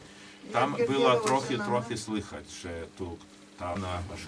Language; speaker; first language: Polish; non-native, local second language; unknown